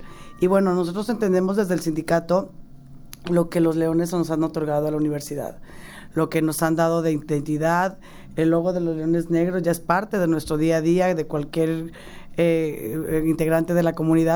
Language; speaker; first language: Spanish; native; Spanish